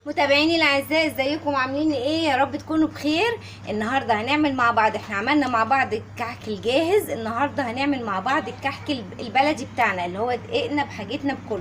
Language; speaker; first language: Arabic; native; Arabic